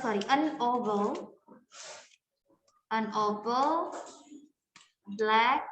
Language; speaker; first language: English; non-native, fluent; Indonesian